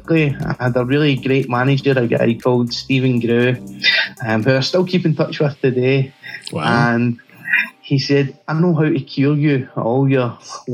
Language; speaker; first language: English; native; English